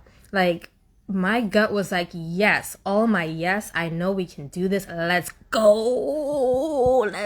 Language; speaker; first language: English; native; English